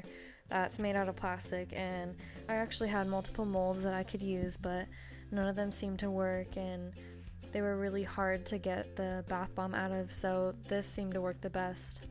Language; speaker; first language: English; native; English